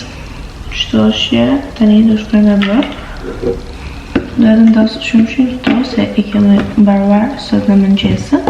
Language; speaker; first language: Albanian; early bilingual, heritage; Albanian